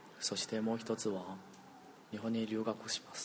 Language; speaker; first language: Japanese; non-native, learner; Chinese